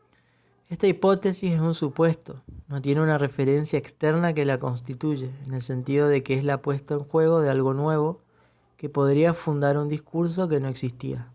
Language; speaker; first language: Spanish; native; Spanish